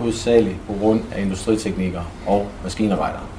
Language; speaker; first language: Danish; native; Danish